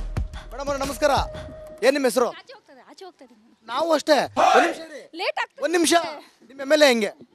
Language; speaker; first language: Kannada; native; Kannada